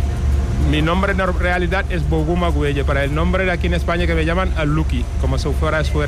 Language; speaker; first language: Spanish; non-native, learner; Wolof